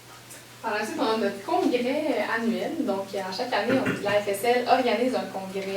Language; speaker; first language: French; native; French